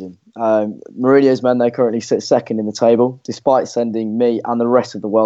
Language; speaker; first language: English; native; English